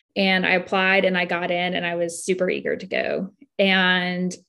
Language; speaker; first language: English; native; English